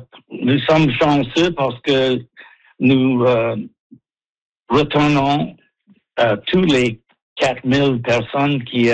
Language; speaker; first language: French; non-native, learner; English